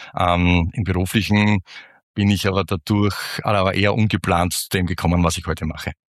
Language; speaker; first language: German; native; German